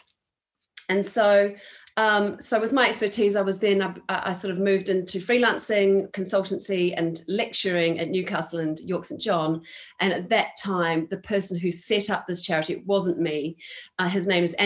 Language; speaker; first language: English; native; English